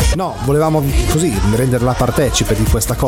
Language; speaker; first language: Italian; native; Italian